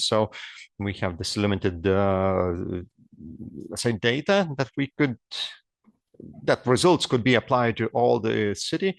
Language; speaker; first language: English; non-native, fluent; Lithuanian